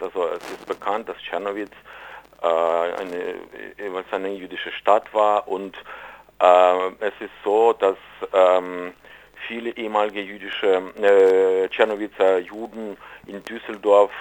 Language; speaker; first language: German; non-native, fluent; Ukrainian